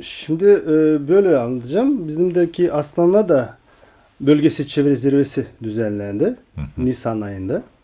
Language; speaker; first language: Turkish; non-native, learner; Kazakh